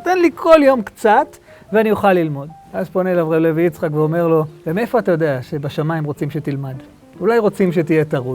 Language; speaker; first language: Hebrew; native; Hebrew